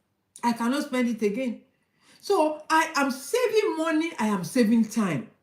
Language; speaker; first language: English; non-native, local second language; Yoruba